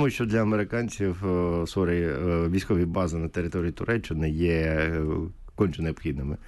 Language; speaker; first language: Ukrainian; native; Ukrainian